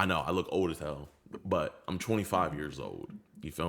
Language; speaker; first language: English; native; English